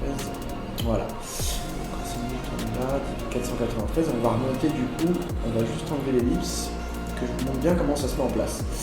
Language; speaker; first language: French; native; French